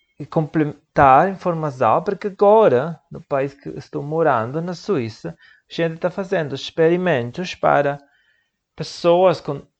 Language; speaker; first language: Portuguese; non-native, learner; Spanish